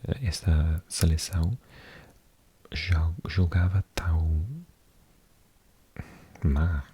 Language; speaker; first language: Portuguese; non-native, learner; English